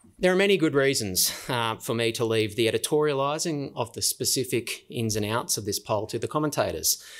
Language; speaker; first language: English; native; English